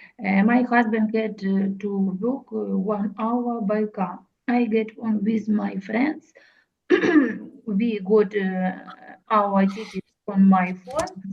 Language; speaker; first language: English; non-native, learner; Russian